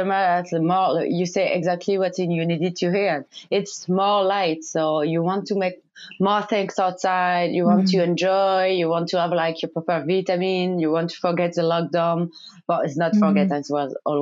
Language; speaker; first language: English; non-native, learner; French